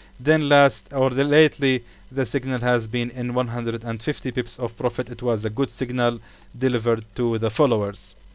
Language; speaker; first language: English; non-native, fluent; Arabic